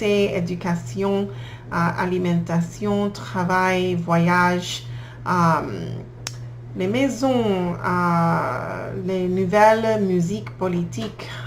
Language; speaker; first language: French; non-native, learner; English